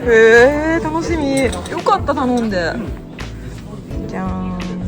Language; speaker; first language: Japanese; native; Japanese